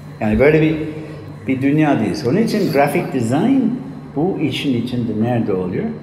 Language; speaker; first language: Turkish; non-native, fluent; English